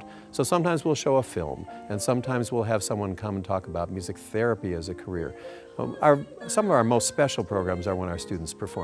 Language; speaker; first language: English; native; English